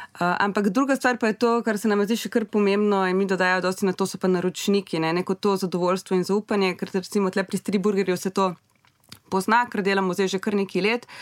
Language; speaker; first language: Slovenian; native; Slovenian